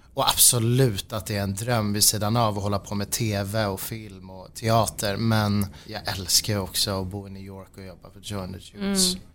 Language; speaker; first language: Swedish; native; Swedish